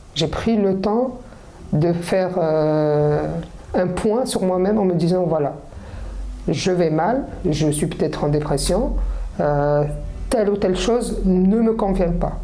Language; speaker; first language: French; early bilingual, other home language; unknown